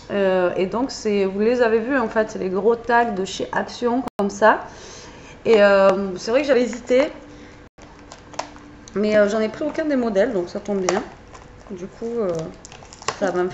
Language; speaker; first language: French; native; French